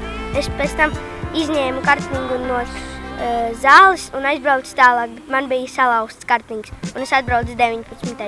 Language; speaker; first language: Latvian; non-native, local second language; Russian